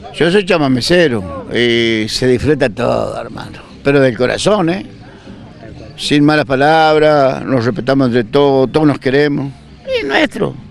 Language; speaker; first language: Spanish; native; Spanish